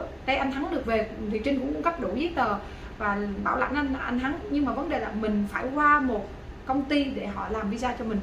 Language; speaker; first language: Vietnamese; native; Vietnamese